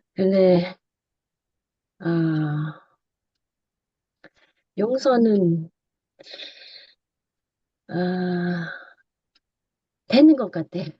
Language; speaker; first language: Korean; non-native, learner; Thai